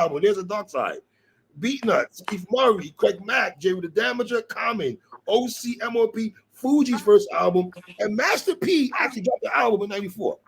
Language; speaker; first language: English; native; English